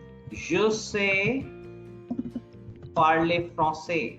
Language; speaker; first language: French; non-native, fluent; Bangla